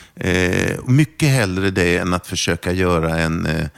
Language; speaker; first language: Swedish; non-native, local second language; German